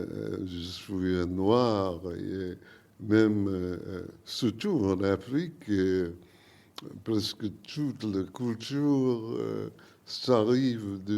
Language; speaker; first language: French; non-native, learner; English